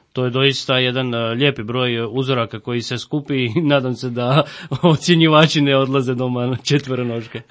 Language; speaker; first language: Croatian; native; Croatian